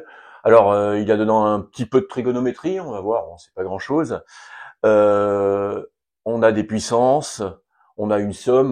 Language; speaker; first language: French; native; French